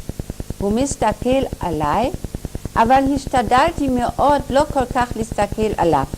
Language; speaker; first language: Hebrew; non-native, fluent; German